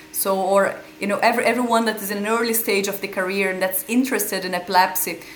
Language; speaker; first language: English; non-native, fluent; Portuguese